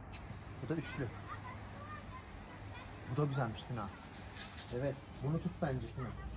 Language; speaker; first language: Turkish; native; Turkish